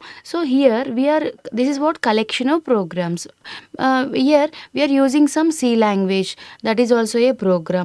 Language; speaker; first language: English; non-native, local second language; Telugu